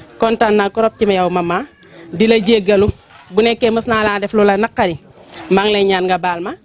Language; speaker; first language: Wolof; non-native, local second language; Fula